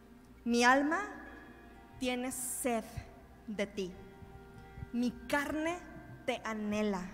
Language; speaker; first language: Spanish; native; Spanish